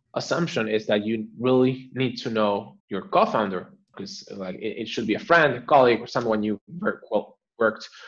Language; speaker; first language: English; non-native, fluent; Spanish